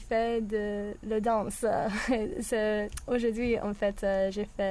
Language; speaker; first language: French; non-native, learner; English